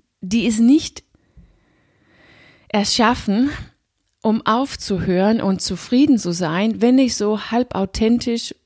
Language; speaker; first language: German; non-native, fluent; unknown